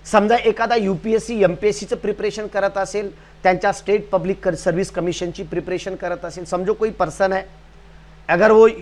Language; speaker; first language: Hindi; non-native, local second language; Marathi